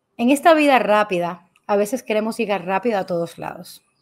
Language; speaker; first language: Spanish; native; Spanish